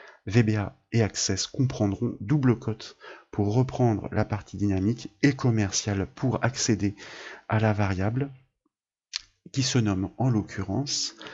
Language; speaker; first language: French; native; French